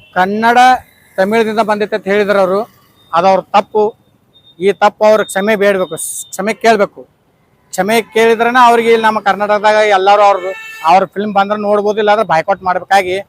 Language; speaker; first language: Kannada; native; Kannada